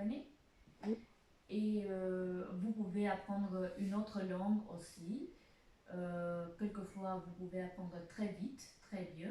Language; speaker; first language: French; non-native, fluent; Albanian